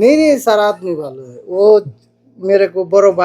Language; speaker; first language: Hindi; non-native, local second language; Bangla